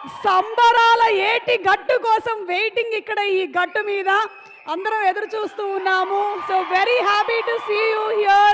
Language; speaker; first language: Telugu; native; Telugu